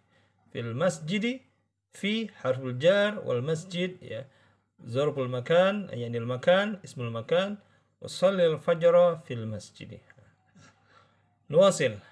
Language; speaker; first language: Arabic; non-native, fluent; Indonesian